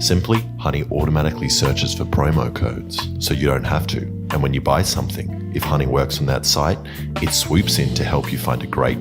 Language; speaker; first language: English; native; English